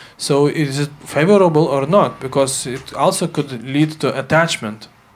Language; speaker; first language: English; non-native, fluent; Lithuanian